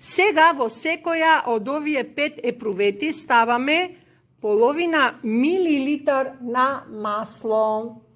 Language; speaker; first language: Macedonian; native; Macedonian